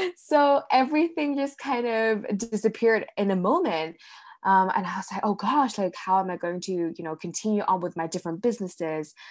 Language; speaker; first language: English; early bilingual, other home language; Cantonese